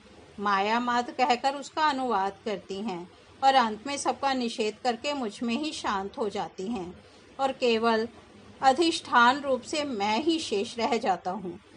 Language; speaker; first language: Hindi; native; Hindi